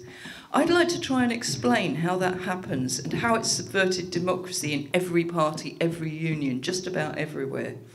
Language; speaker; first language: English; native; English